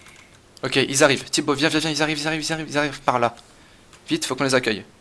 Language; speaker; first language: French; native; French